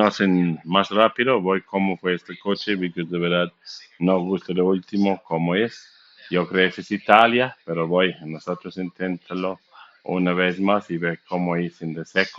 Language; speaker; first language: Spanish; non-native, learner; English